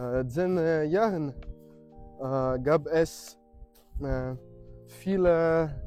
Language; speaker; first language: German; non-native, learner; French